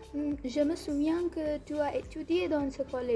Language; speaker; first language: French; non-native, fluent; Konkani